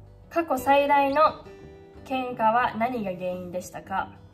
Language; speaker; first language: Japanese; early bilingual, heritage; Japanese